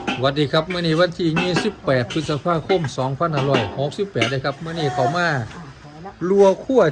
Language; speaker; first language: Thai; non-native, local second language; Northeastern Thai